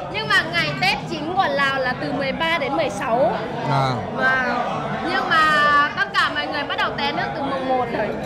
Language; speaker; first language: Vietnamese; non-native, fluent; Lao